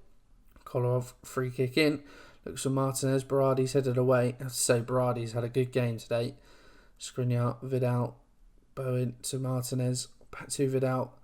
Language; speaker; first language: English; native; English